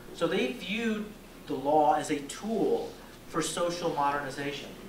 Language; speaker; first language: English; native; English